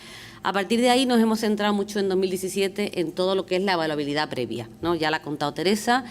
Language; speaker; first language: Spanish; native; Spanish